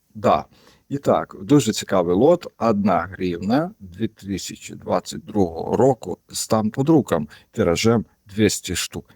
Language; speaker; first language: Ukrainian; non-native, local second language; Russian